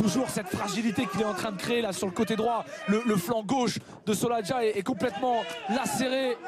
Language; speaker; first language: French; native; French